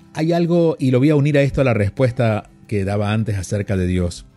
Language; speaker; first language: Spanish; native; Spanish